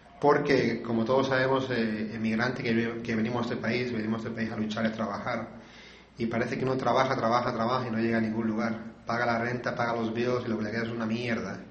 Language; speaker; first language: Spanish; native; Spanish